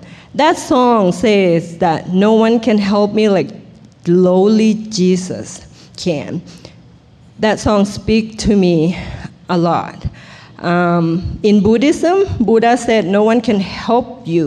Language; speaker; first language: English; non-native, fluent; Thai